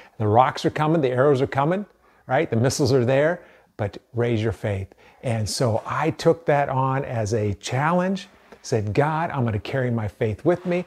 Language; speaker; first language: English; native; English